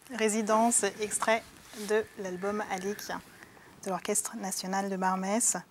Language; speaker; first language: French; native; French